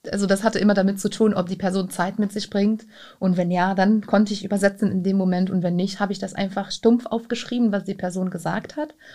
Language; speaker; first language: German; non-native, fluent; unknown